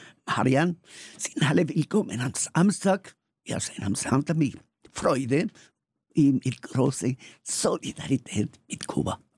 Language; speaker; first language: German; non-native, learner; Spanish